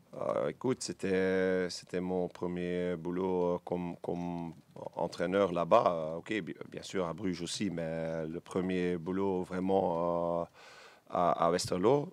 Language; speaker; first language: French; non-native, learner; Dutch